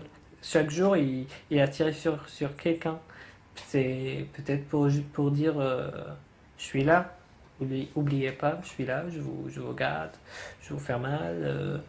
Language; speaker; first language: French; non-native, fluent; Arabic